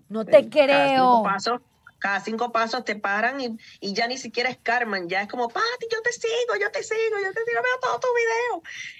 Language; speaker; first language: Spanish; early bilingual, heritage; Spanish